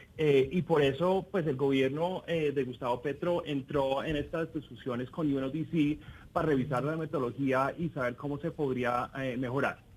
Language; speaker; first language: Spanish; non-native, fluent; English